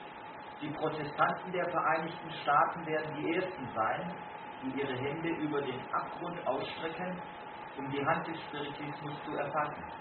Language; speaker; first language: German; native; German